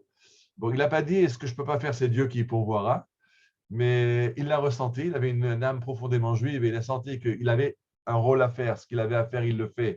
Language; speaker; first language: French; native; French